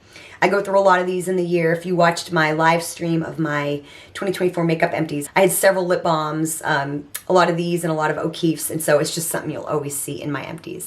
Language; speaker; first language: English; native; English